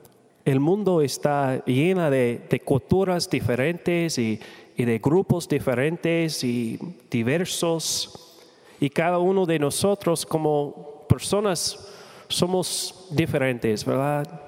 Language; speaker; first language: Spanish; non-native, fluent; English